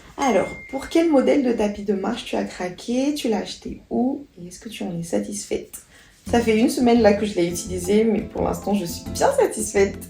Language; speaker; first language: French; non-native, local second language; Malagasy